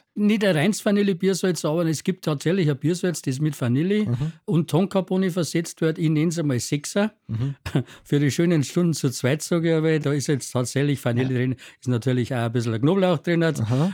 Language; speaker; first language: German; native; German